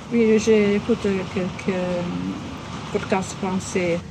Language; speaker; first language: French; non-native, learner; Italian